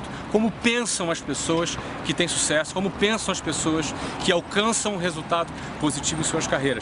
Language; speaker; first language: Portuguese; native; Portuguese